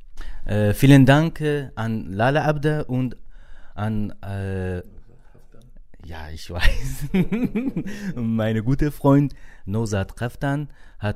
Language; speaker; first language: German; non-native, learner; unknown